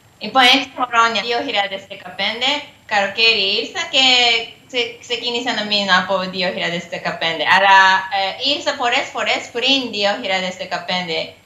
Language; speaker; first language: Greek; non-native, learner; Japanese